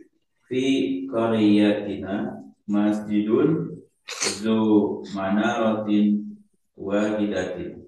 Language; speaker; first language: Arabic; non-native, learner; Indonesian